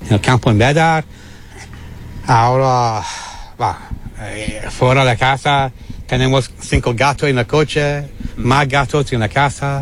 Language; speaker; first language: Spanish; non-native, learner; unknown